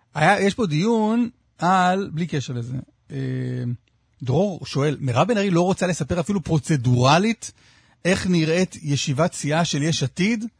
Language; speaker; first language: Hebrew; native; Hebrew